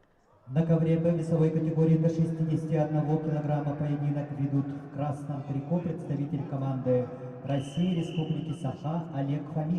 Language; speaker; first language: Russian; native; Russian